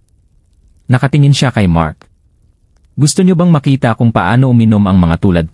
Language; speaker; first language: Filipino; native; Filipino